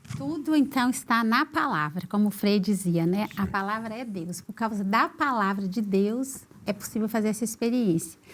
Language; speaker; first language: Portuguese; native; Portuguese